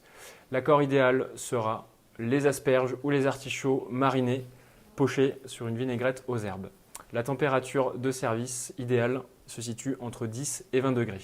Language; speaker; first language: French; native; French